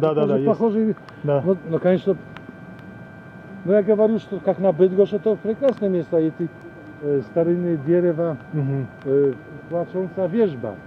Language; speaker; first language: Russian; non-native, learner; Polish